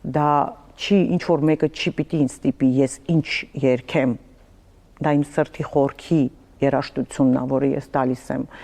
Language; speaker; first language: Armenian; native; Armenian